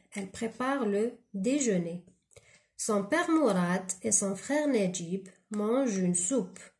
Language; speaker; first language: French; non-native, local second language; Arabic